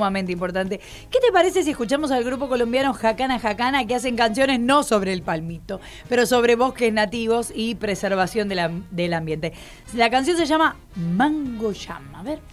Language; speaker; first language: Spanish; native; Spanish